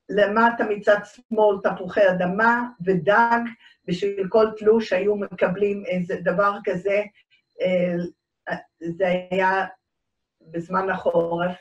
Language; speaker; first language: Hebrew; early bilingual, other home language; Dutch